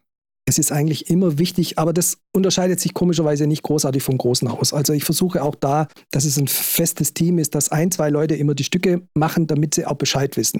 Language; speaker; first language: German; native; German